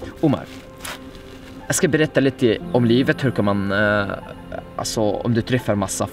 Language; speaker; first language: Swedish; non-native, fluent; Arabic